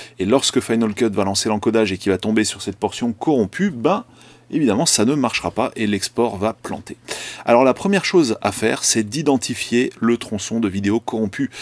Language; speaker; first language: French; native; French